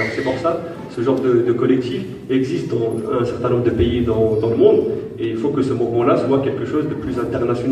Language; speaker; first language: French; native; French